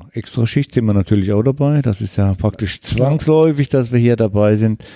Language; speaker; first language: German; native; German